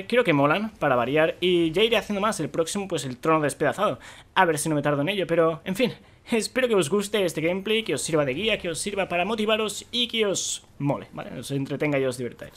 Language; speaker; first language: Spanish; native; Spanish